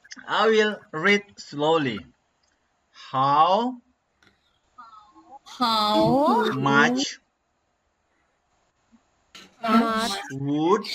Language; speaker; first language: English; non-native, learner; Indonesian